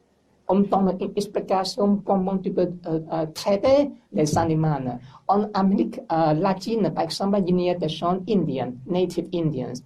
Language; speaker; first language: French; non-native, learner; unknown